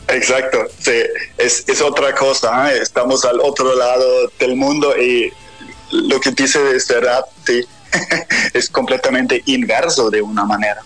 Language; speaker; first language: Spanish; non-native, fluent; German